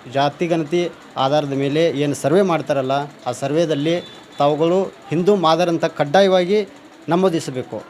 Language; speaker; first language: Kannada; native; Kannada